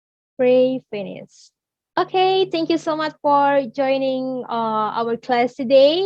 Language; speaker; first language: English; non-native, learner; Indonesian